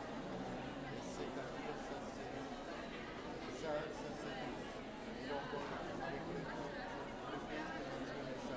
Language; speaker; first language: French; non-native, fluent; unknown